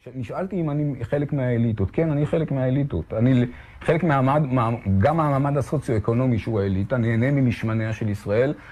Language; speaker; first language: Hebrew; native; Hebrew